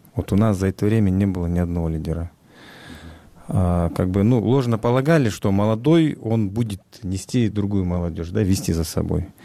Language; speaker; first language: Russian; non-native, local second language; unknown